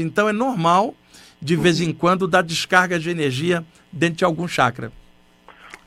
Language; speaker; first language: Portuguese; native; Portuguese